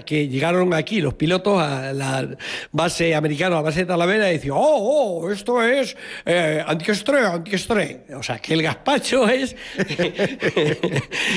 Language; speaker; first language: Spanish; native; Spanish